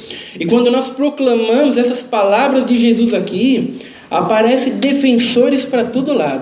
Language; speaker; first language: Portuguese; native; Portuguese